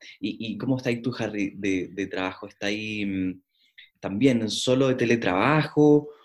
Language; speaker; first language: Spanish; native; Spanish